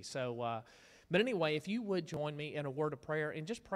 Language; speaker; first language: English; native; English